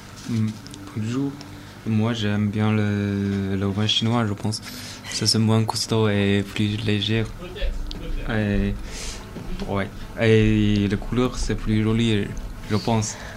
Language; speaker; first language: French; non-native, learner; Chinese